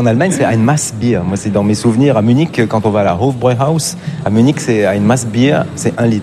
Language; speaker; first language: French; native; French